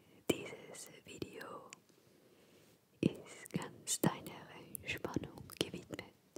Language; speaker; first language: German; non-native, fluent; French